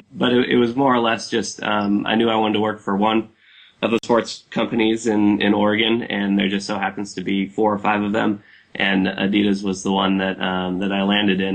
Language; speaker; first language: English; native; English